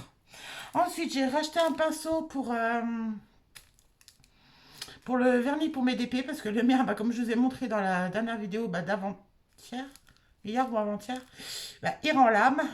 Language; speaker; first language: French; native; French